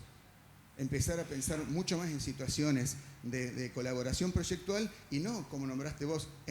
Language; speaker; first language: Spanish; native; Spanish